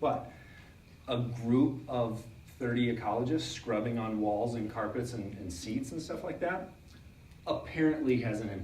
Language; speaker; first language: English; native; English